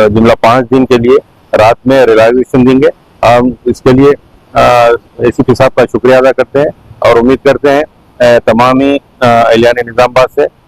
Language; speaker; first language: Urdu; native; Urdu